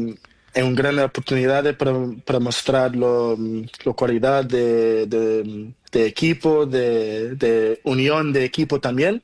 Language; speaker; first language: Spanish; non-native, learner; Portuguese